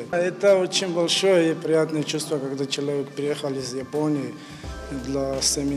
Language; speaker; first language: Ukrainian; non-native, learner; Georgian